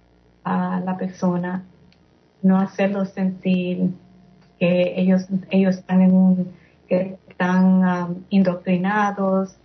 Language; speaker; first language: Spanish; early bilingual, heritage; English